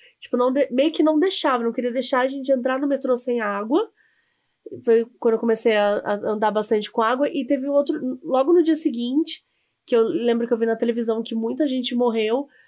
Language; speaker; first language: Portuguese; native; Portuguese